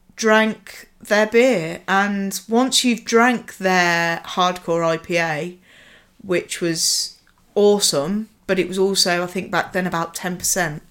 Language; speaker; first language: English; native; English